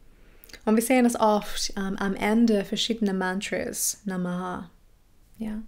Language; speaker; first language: German; non-native, fluent; English